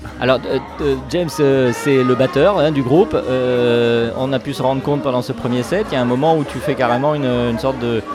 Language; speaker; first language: French; native; French